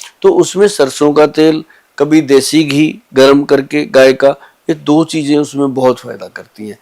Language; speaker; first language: Hindi; native; Hindi